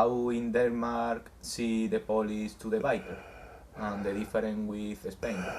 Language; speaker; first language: English; non-native, learner; Spanish